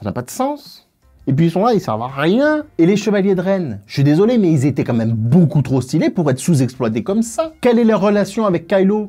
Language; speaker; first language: French; native; French